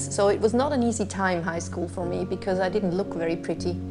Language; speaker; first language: English; non-native, fluent; Swiss German